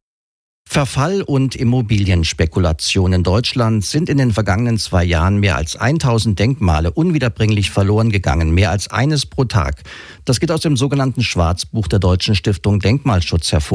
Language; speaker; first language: German; native; German